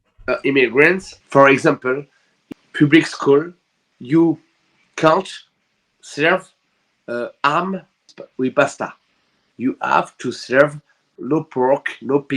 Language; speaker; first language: English; non-native, learner; French